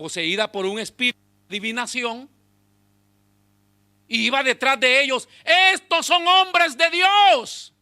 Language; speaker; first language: Spanish; native; Spanish